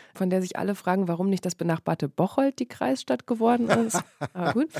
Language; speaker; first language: German; native; German